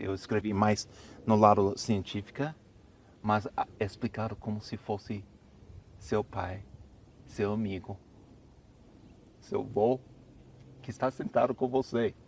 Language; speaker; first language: Portuguese; non-native, fluent; English